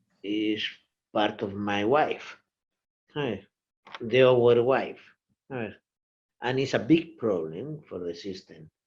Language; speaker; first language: English; non-native, learner; Portuguese